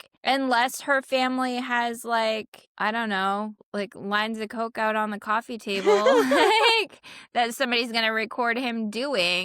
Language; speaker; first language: English; native; English